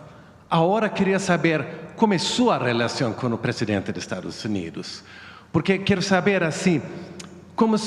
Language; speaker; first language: Spanish; non-native, fluent; Swedish